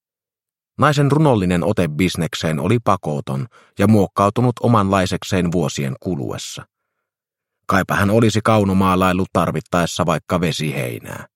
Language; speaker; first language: Finnish; native; Finnish